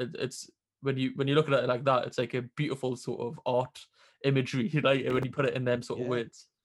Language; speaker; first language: English; native; English